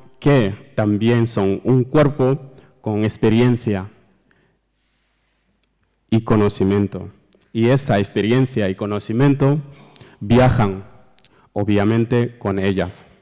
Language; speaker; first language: Spanish; non-native, learner; Fula